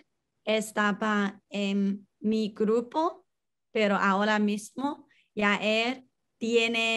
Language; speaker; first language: Spanish; non-native, learner; Chinese